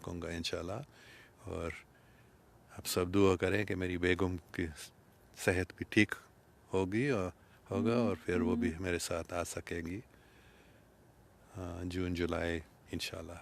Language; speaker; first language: Urdu; non-native, fluent; English